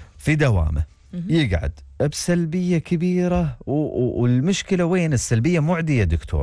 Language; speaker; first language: Arabic; native; Arabic